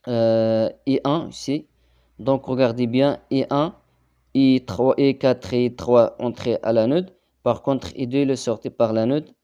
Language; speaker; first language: French; non-native, local second language; Arabic